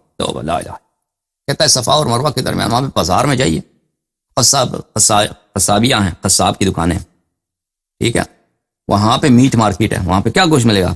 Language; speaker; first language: Urdu; non-native, fluent; Persian